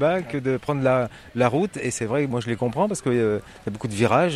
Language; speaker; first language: French; native; French